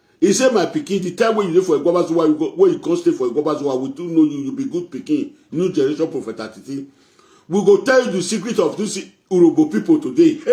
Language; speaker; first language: Nigerian Pidgin; non-native, local second language; Bini